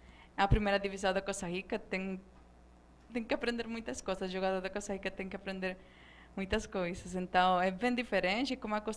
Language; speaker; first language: Portuguese; non-native, fluent; Spanish